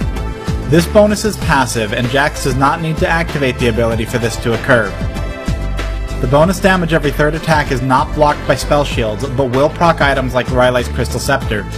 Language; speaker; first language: English; native; English